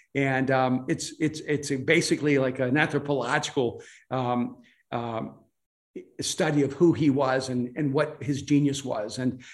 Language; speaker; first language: English; non-native, fluent; Spanish